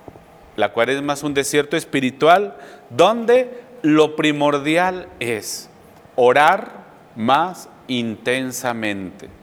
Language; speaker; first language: Spanish; native; Spanish